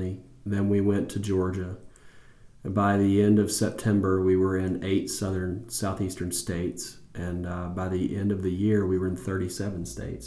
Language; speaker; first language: English; native; English